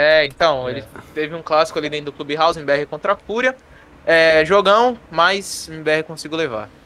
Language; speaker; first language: Portuguese; native; Portuguese